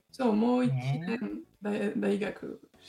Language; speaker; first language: Japanese; non-native, learner; French